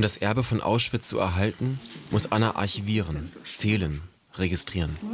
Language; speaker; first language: German; native; German